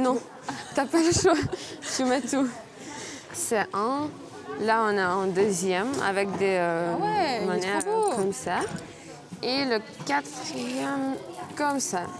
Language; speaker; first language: French; non-native, fluent; Ukrainian